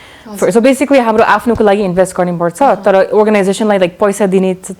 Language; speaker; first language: Nepali; early bilingual, heritage; English